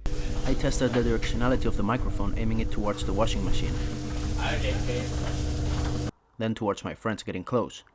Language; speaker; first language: English; non-native, fluent; Spanish